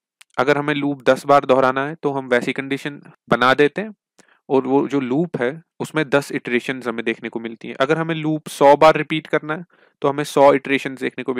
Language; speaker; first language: Hindi; non-native, local second language; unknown